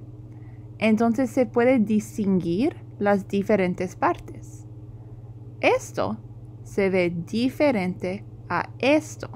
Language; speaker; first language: Spanish; non-native, fluent; English